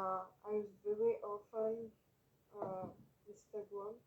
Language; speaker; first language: English; non-native, learner; French